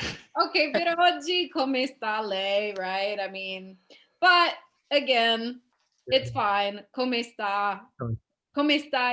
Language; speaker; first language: Italian; non-native, fluent; English